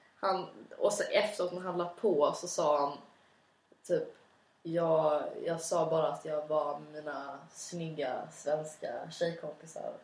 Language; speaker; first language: Swedish; native; Swedish